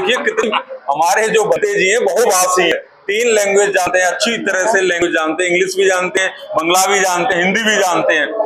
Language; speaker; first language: Hindi; native; Hindi